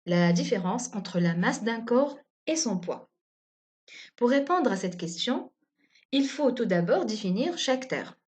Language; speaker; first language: French; non-native, local second language; Arabic